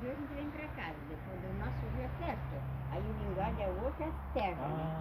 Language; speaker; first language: Portuguese; native; Portuguese